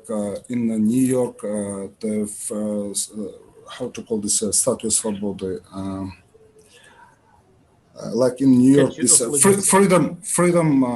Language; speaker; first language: English; non-native, learner; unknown